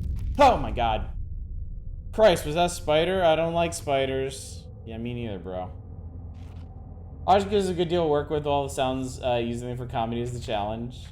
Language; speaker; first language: English; native; English